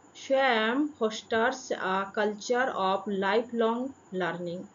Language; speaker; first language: English; non-native, local second language; Bangla